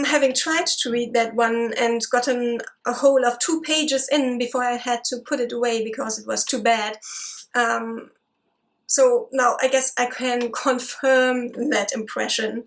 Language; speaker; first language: English; non-native, fluent; German